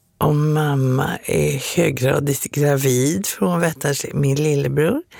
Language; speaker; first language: Swedish; native; Swedish